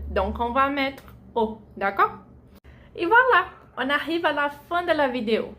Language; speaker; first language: French; non-native, fluent; Portuguese